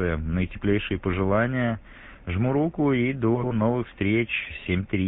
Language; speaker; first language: Russian; native; Russian